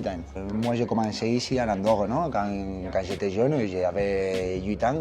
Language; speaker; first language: French; non-native, learner; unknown